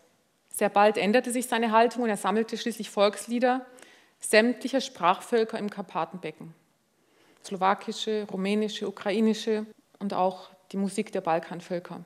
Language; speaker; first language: German; non-native, fluent; Hungarian